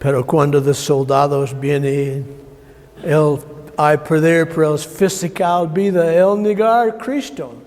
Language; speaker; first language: Spanish; non-native, learner; English